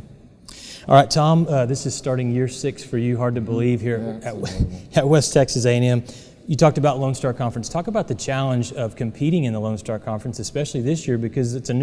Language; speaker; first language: English; native; English